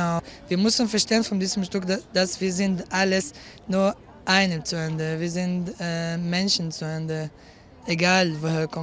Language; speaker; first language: German; non-native, learner; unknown